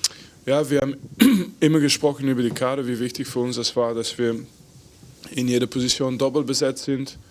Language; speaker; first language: German; non-native, fluent; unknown